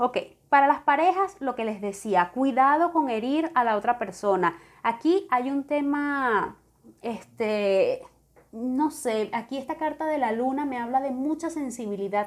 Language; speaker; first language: Spanish; native; Spanish